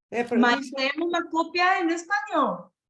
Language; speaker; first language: Portuguese; non-native, fluent; Spanish